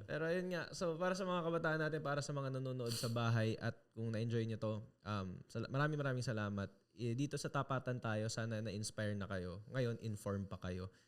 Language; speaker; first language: Filipino; native; Filipino